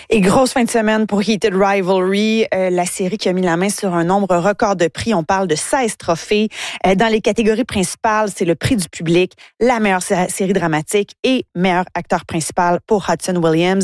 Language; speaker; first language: French; native; French